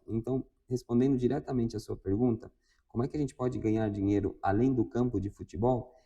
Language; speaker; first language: Portuguese; non-native, fluent; Spanish